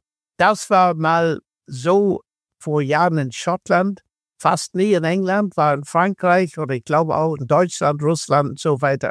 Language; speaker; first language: German; non-native, fluent; English